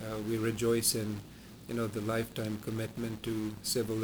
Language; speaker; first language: English; non-native, local second language; Punjabi